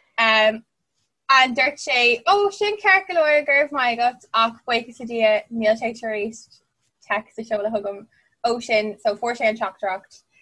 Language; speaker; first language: Irish; non-native, local second language; English